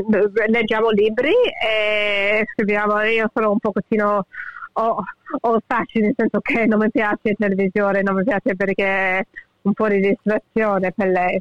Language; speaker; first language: Italian; early bilingual, heritage; English